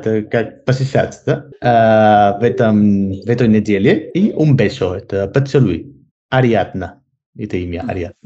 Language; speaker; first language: Russian; non-native, learner; Spanish